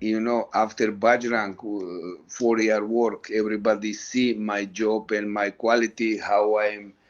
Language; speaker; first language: English; non-native, learner; Georgian